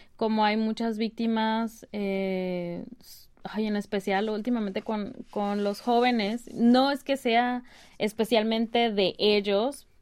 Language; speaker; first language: Spanish; native; Spanish